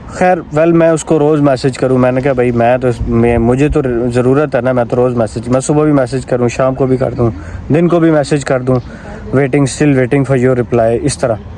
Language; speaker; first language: Urdu; non-native, local second language; Punjabi